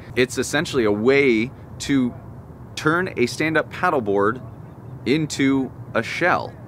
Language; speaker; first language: English; native; English